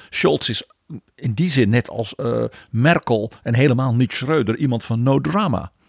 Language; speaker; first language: Dutch; native; Dutch